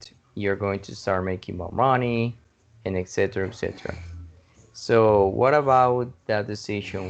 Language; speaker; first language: English; non-native, fluent; Spanish